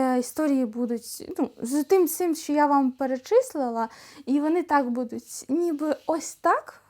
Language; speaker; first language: Ukrainian; non-native, local second language; Russian